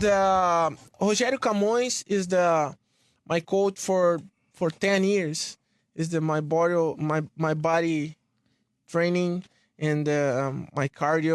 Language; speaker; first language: English; non-native, learner; Portuguese